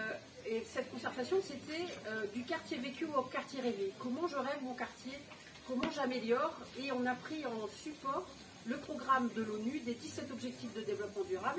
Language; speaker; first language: French; native; French